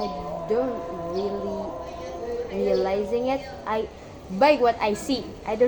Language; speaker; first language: English; non-native, learner; Indonesian